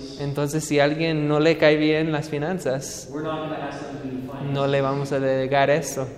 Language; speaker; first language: Spanish; non-native, fluent; English